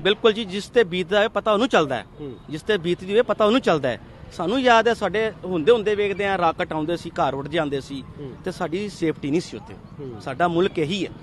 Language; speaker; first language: Punjabi; early bilingual, heritage; Punjabi